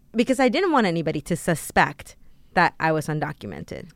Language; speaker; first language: English; early bilingual, other home language; Spanish